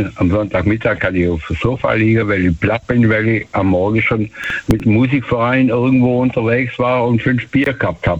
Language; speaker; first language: German; native; German